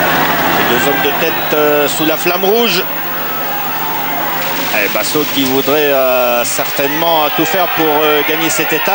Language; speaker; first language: French; native; French